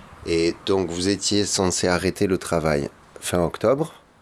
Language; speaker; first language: French; native; French